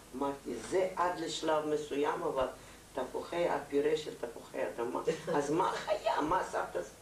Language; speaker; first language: Hebrew; non-native, fluent; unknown